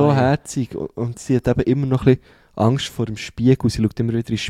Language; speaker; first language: German; native; German